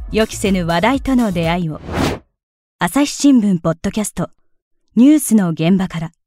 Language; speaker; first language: Japanese; native; Japanese